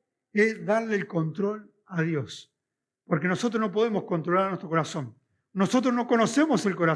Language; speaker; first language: Spanish; native; Spanish